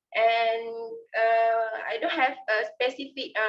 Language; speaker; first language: English; non-native, local second language; Malay